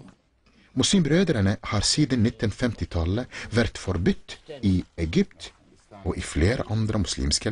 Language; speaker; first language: Norwegian; non-native, fluent; Arabic